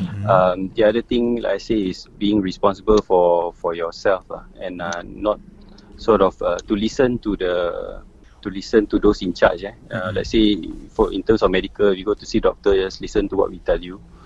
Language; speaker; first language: English; non-native, local second language; Malay